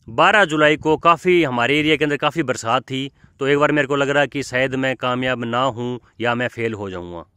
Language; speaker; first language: Hindi; native; Hindi